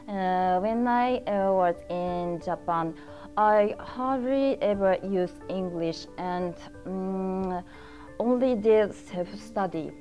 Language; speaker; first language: English; non-native, learner; Japanese